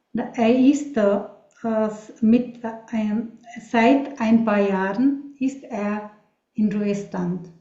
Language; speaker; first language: German; non-native, learner; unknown